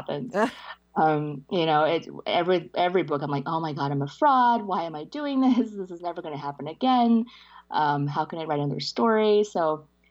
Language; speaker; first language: English; early bilingual, other home language; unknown